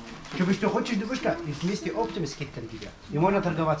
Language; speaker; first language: Russian; non-native, learner; Arabic